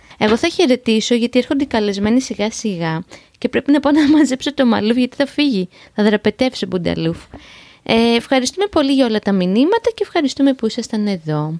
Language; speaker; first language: Greek; native; Greek